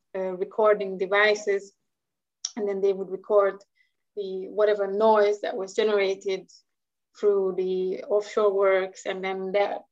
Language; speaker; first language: English; non-native, fluent; Hungarian